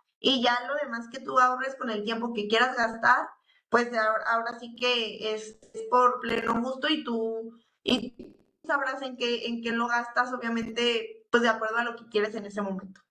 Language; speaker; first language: Spanish; native; Spanish